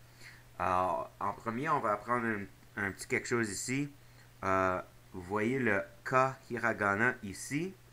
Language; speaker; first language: French; non-native, local second language; English